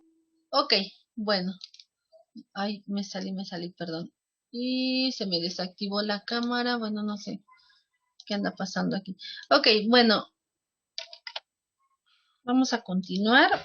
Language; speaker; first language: Spanish; native; Spanish